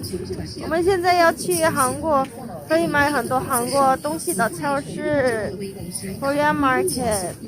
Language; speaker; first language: Chinese; non-native, fluent; Korean